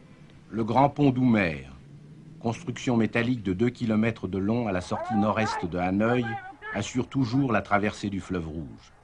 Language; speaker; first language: French; native; French